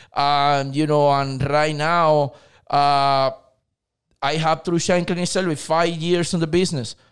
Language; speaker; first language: English; non-native, learner; Spanish